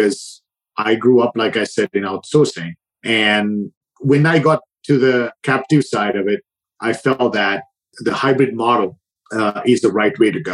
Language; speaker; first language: English; non-native, local second language; Sinhala